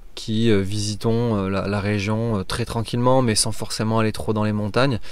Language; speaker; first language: French; native; French